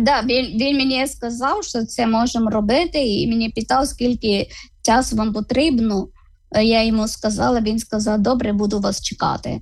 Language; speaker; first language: Ukrainian; non-native, learner; Malayalam